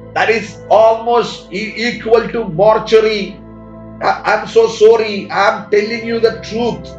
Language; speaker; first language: English; non-native, local second language; Malayalam